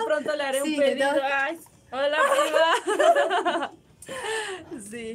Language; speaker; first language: Spanish; native; Spanish